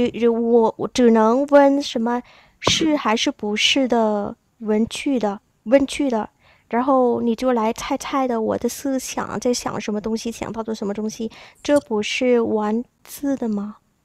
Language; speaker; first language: Chinese; non-native, fluent; Vietnamese